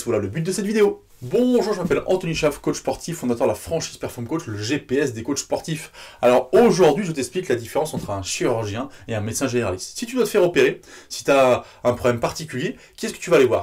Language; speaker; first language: French; native; French